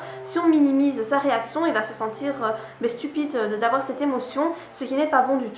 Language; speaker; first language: French; native; French